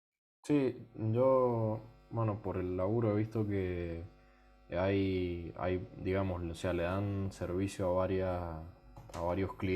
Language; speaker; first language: Spanish; native; Spanish